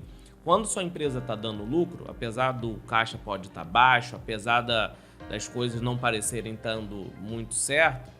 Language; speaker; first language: Portuguese; native; Portuguese